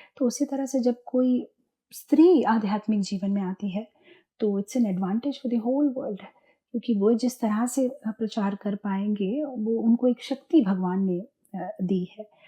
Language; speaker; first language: Hindi; non-native, local second language; Gujarati